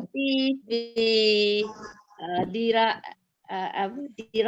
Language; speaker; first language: Arabic; non-native, learner; Malay